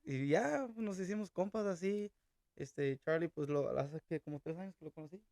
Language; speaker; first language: Spanish; early bilingual, heritage; Spanish